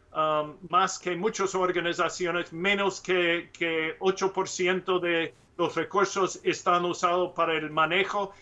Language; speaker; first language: Spanish; non-native, learner; English